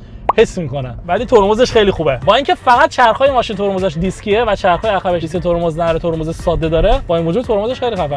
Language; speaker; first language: Persian; native; Persian